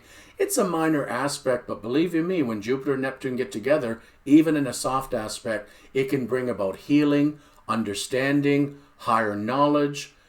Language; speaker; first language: English; native; English